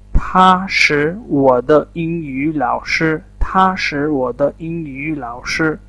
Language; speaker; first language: Chinese; non-native, learner; Urdu